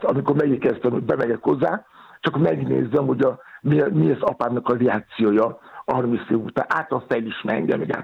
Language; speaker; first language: Hungarian; non-native, fluent; Yoruba